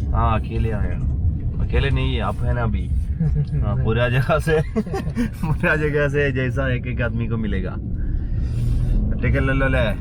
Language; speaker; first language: Hindi; non-native, local second language; Malayalam